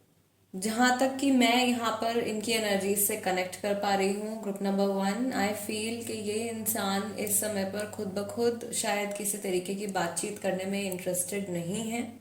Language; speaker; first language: Hindi; native; Hindi